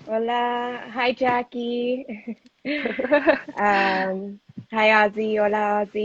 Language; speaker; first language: Spanish; non-native, learner; English